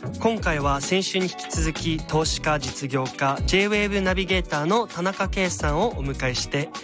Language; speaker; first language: Japanese; early bilingual, other home language; German